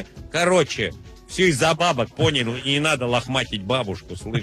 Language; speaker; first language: Russian; native; Russian